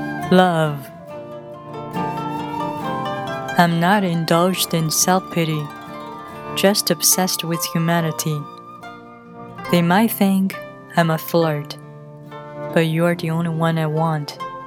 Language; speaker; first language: English; non-native, fluent; Chinese